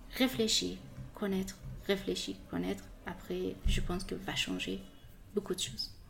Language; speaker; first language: French; non-native, learner; Persian